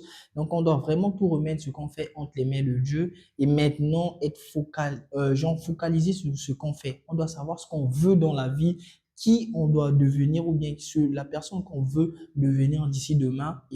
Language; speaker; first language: French; non-native, local second language; Sango